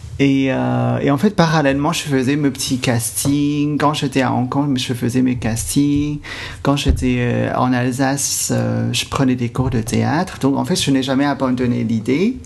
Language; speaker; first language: French; non-native, fluent; Cantonese